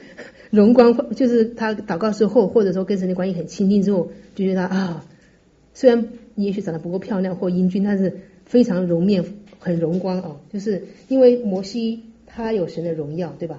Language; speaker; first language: Chinese; native; Chinese